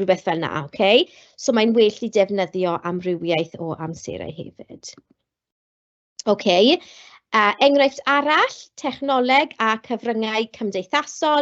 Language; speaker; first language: Welsh; non-native, local second language; English